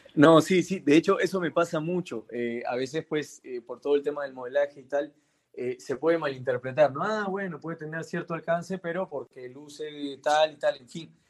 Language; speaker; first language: Spanish; native; Spanish